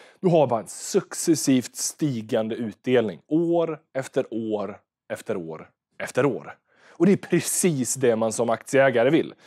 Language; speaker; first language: Swedish; native; Swedish